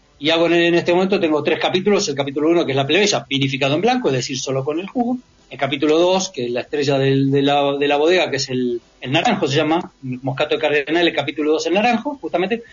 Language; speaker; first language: Spanish; native; Spanish